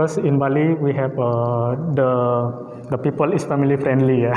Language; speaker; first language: English; non-native, learner; Indonesian